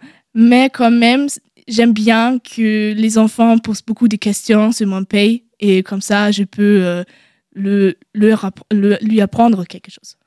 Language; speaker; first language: French; non-native, learner; German